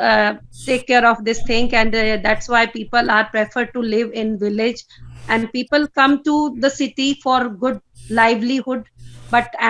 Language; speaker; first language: English; non-native, fluent; Hindi